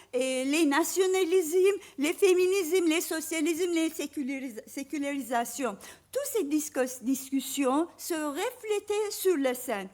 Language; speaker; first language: French; non-native, fluent; Turkish